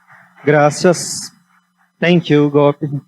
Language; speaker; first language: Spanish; non-native, fluent; Portuguese